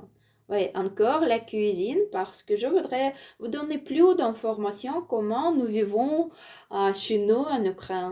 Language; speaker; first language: French; non-native, learner; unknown